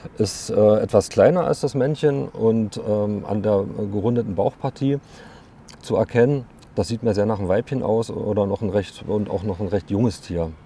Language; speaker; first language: German; native; German